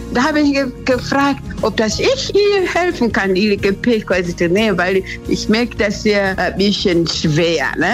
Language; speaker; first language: German; non-native, learner; Swahili